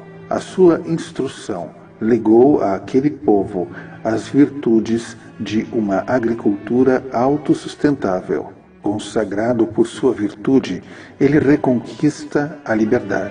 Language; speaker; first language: Portuguese; native; Portuguese